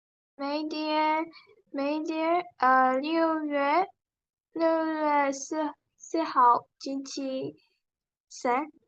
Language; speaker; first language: Chinese; non-native, learner; Burmese